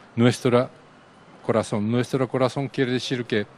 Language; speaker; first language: Spanish; non-native, learner; Japanese